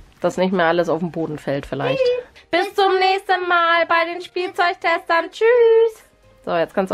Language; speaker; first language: German; native; German